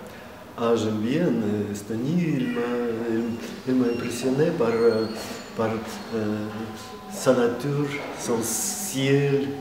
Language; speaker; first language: French; non-native, fluent; Russian